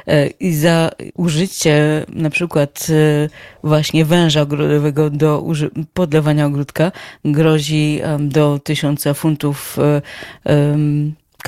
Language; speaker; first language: Polish; native; Polish